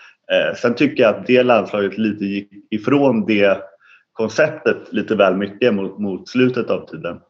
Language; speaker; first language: Swedish; native; Swedish